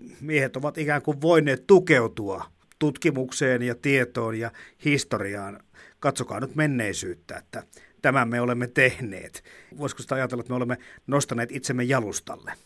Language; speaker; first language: Finnish; native; Finnish